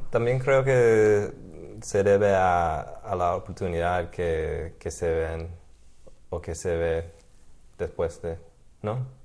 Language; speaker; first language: Spanish; non-native, fluent; English